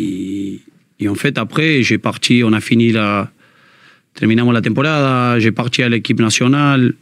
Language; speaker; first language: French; non-native, learner; Spanish